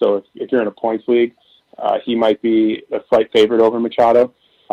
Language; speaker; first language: English; native; English